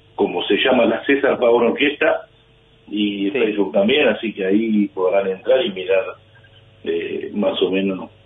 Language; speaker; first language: Spanish; native; Spanish